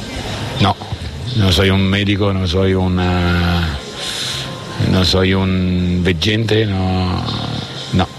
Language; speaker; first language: Spanish; non-native, learner; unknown